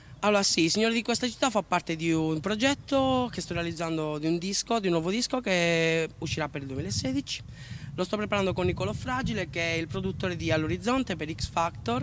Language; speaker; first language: Italian; native; Italian